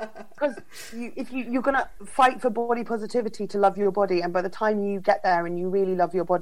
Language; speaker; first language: English; native; English